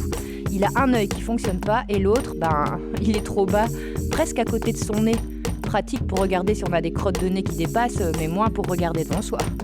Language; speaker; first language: French; native; French